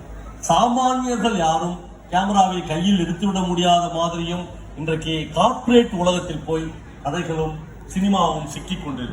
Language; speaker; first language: Tamil; native; Tamil